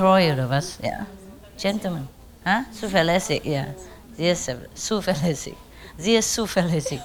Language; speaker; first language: German; non-native, learner; Vietnamese